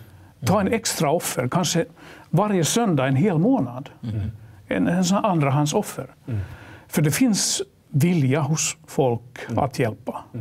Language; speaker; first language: Swedish; non-native, local second language; Finnish